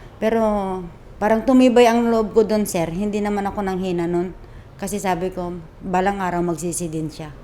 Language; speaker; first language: Filipino; non-native, local second language; Iloko